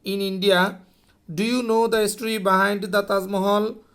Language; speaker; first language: English; non-native, fluent; Bangla